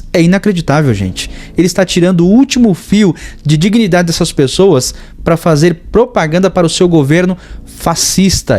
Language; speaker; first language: Portuguese; native; Portuguese